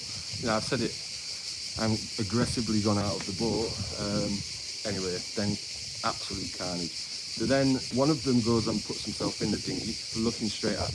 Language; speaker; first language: English; native; English